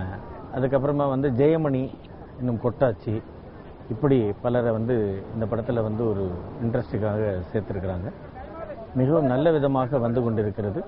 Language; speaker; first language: Tamil; native; Tamil